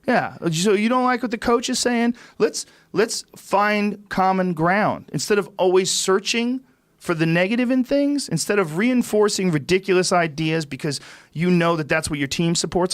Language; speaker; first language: English; native; English